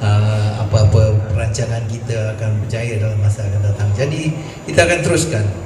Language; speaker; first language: Malay; native; Malay